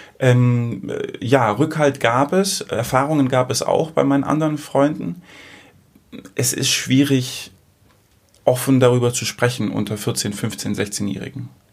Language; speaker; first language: German; early bilingual, other home language; Greek